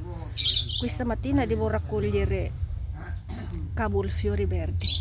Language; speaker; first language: Italian; non-native, fluent; Cebuano